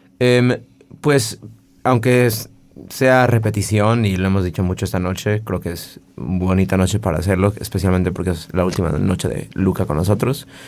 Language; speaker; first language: Spanish; early bilingual, heritage; Spanish